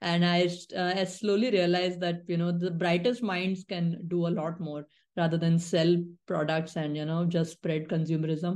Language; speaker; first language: English; non-native, local second language; Marathi